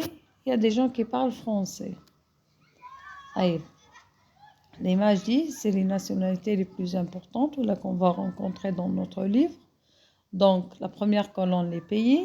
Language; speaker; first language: French; non-native, fluent; Arabic